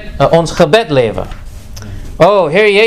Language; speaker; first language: Dutch; non-native, fluent; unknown